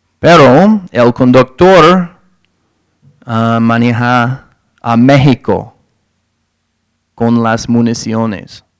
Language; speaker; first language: Spanish; non-native, fluent; English